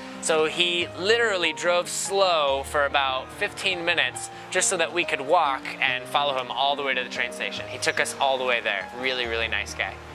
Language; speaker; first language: English; native; English